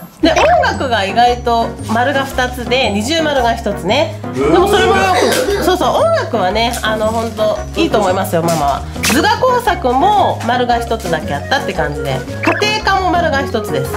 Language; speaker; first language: Japanese; native; Japanese